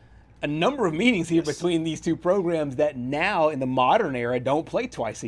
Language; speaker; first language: English; native; English